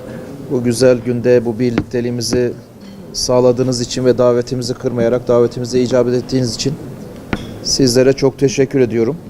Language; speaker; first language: Turkish; native; Turkish